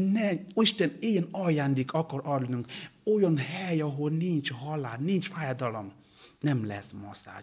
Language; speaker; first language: Hungarian; non-native, learner; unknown